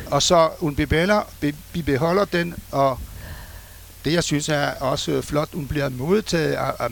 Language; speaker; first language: Danish; non-native, fluent; French